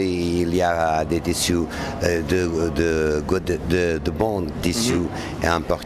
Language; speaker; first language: French; non-native, learner; Portuguese